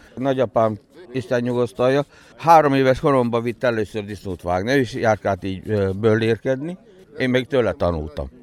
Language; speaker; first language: Hungarian; native; Hungarian